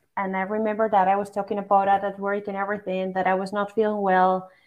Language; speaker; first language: English; non-native, fluent; Basque